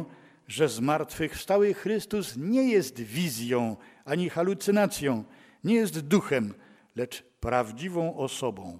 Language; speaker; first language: Polish; native; Polish